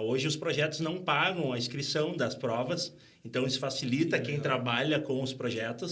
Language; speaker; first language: Portuguese; native; Portuguese